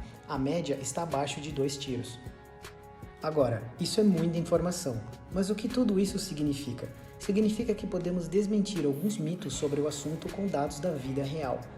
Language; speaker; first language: Portuguese; native; Portuguese